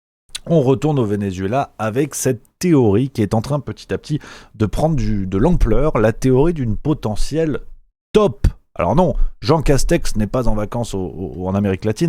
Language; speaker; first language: French; native; French